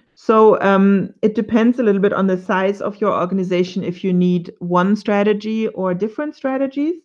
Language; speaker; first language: English; non-native, fluent; German